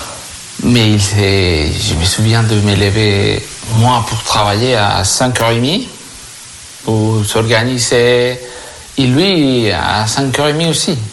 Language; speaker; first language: French; non-native, fluent; Spanish